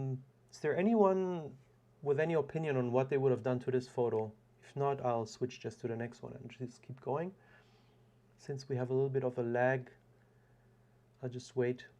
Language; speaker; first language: English; non-native, fluent; German